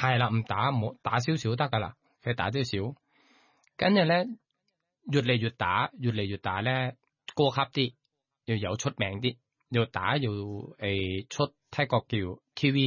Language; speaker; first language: Cantonese; non-native, learner; Thai